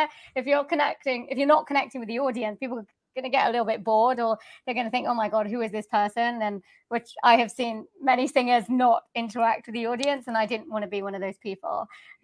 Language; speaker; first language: English; native; English